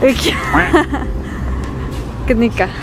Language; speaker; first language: Korean; non-native, learner; Spanish